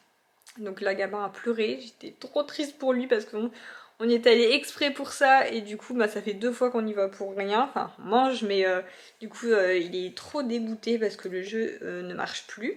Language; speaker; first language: French; native; French